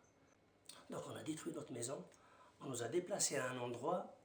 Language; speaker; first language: French; non-native, local second language; Arabic